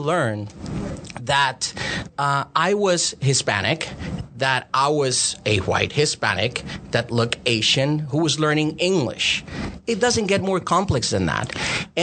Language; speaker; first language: English; non-native, fluent; Spanish